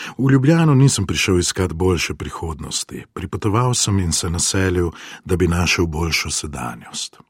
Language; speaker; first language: Slovenian; non-native, fluent; Spanish